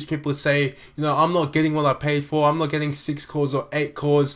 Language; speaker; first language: English; native; English